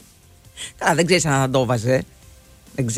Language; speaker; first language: Greek; native; Greek